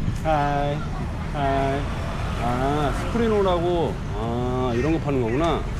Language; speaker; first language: Korean; native; Korean